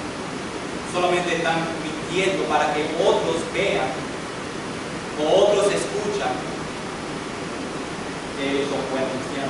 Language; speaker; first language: Spanish; non-native, fluent; English